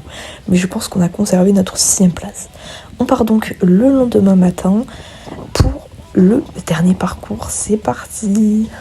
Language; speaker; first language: French; native; French